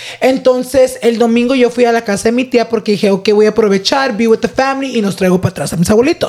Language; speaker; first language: Spanish; early bilingual, heritage; Spanish